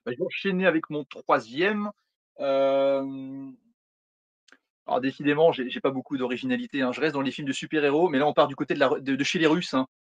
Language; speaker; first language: French; native; French